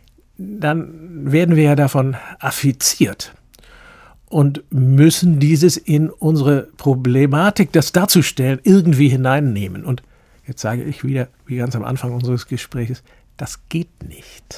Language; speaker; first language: German; native; German